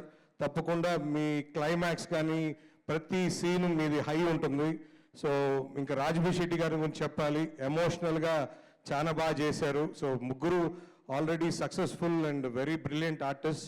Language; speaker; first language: Telugu; native; Telugu